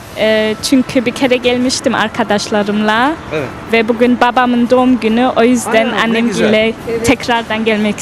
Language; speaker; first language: Turkish; early bilingual, other home language; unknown